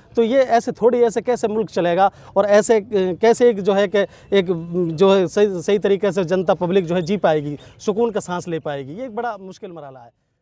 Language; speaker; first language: Hindi; native; Hindi